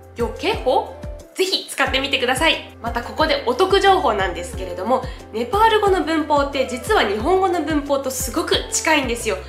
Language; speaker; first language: Japanese; native; Japanese